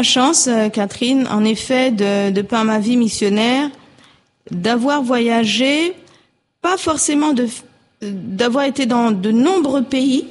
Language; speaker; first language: French; native; French